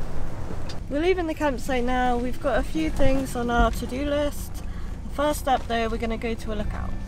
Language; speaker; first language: English; native; English